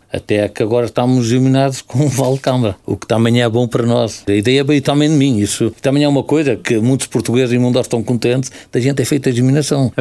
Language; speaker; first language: Portuguese; early bilingual, heritage; Portuguese